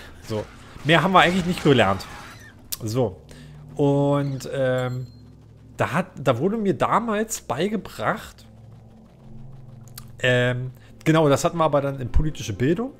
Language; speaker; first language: German; native; German